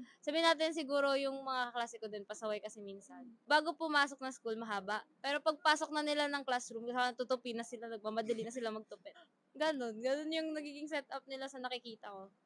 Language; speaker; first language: Filipino; non-native, local second language; Bikol